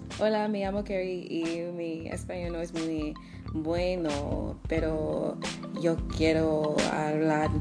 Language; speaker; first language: Spanish; non-native, learner; English